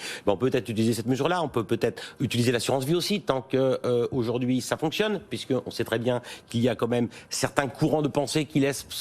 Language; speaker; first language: French; native; French